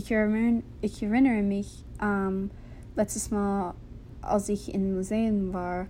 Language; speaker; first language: German; non-native, learner; English